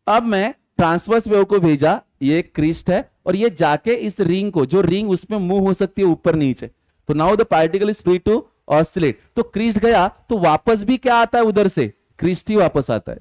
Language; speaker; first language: Hindi; non-native, local second language; Marathi